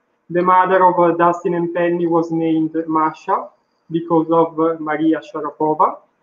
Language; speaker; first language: English; non-native, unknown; Italian